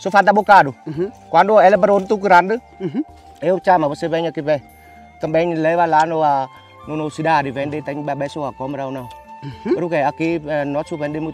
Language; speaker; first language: Portuguese; non-native, learner; Vietnamese